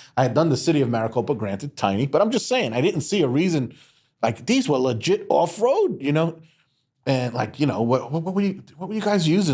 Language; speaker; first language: English; native; English